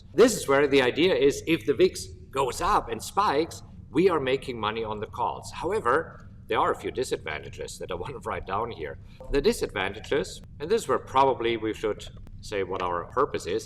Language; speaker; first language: English; non-native, fluent; German